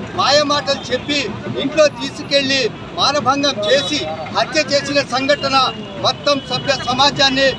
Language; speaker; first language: Telugu; non-native, local second language; Lambadi